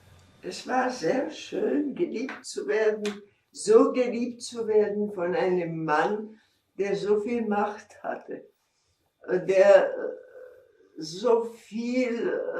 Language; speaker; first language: German; non-native, fluent; Czech